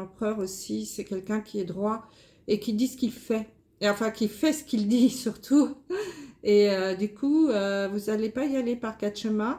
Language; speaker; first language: French; native; French